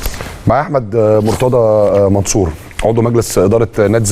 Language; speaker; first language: Arabic; native; Arabic